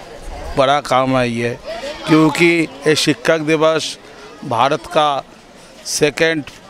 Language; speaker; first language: Hindi; non-native, local second language; Bangla